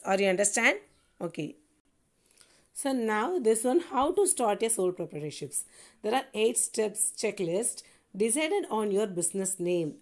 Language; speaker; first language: English; non-native, local second language; Tamil